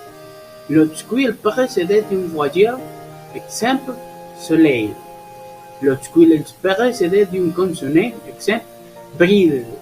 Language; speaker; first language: French; non-native, learner; Spanish